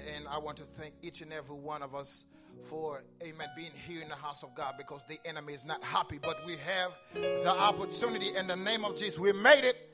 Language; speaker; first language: English; non-native, fluent; Haitian Creole